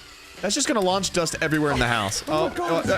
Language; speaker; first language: English; native; English